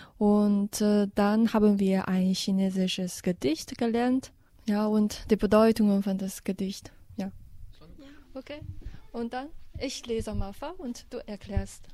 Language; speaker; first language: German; non-native, fluent; Chinese